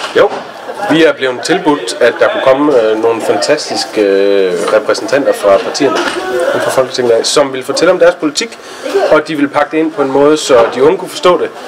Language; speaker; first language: Danish; native; Danish